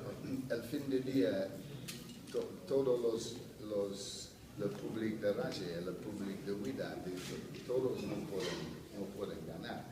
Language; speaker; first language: Spanish; non-native, fluent; English